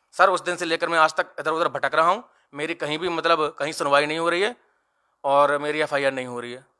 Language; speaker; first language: Hindi; native; Hindi